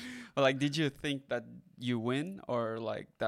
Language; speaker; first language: English; non-native, fluent; Portuguese